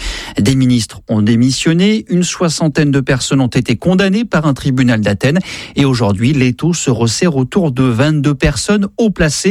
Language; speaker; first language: French; native; French